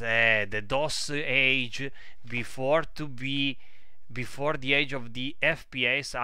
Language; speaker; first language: English; non-native, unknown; Italian